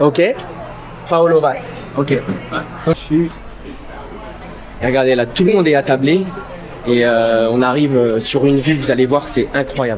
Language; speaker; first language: French; native; French